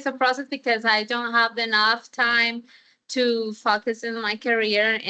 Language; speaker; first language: English; non-native, fluent; Spanish